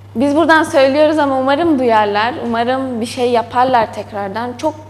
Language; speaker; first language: Turkish; native; Turkish